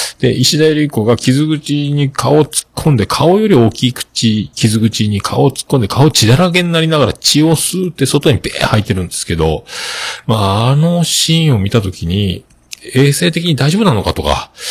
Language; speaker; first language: Japanese; native; Japanese